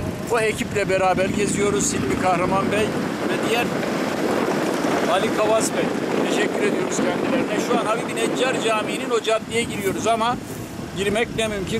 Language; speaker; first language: Turkish; native; Turkish